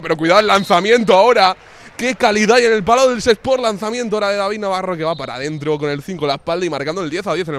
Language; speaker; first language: Spanish; native; Spanish